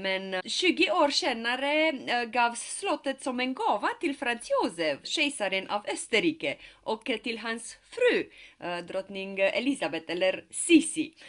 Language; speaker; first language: Swedish; non-native, fluent; Romanian